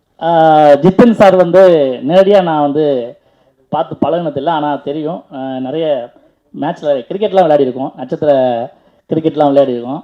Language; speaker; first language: Tamil; native; Tamil